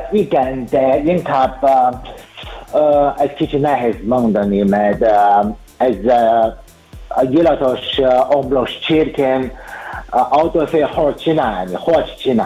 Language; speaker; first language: Hungarian; non-native, learner; Chinese